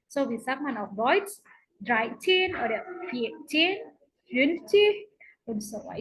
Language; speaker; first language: German; non-native, fluent; Indonesian